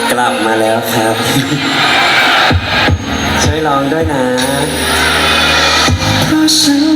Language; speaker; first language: Thai; native; Thai